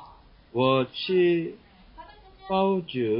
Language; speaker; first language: Chinese; non-native, learner; Korean